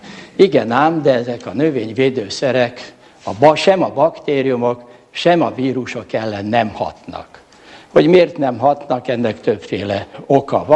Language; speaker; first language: Hungarian; native; Hungarian